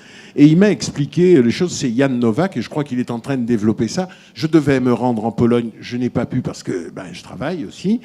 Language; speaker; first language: French; native; French